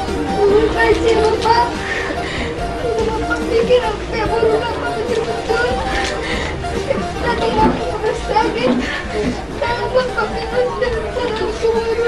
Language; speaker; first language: Indonesian; non-native, local second language; Batak Toba